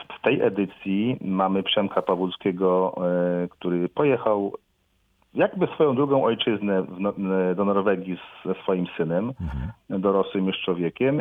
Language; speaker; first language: Polish; native; Polish